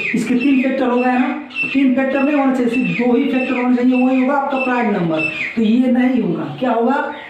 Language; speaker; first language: Hindi; native; Hindi